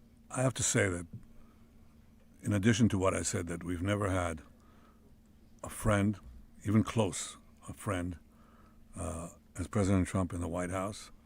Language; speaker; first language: English; non-native, fluent; Hebrew